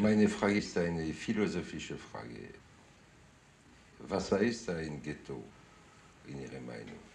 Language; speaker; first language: German; non-native, fluent; French